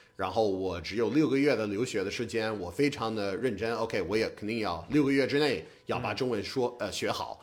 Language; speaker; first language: Chinese; non-native, fluent; English